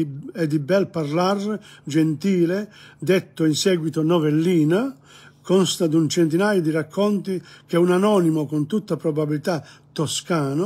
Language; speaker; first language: Italian; non-native, fluent; English